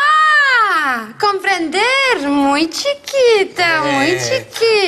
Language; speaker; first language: Spanish; non-native, learner; Romanian